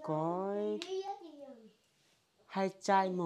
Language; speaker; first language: Vietnamese; non-native, local second language; Hmong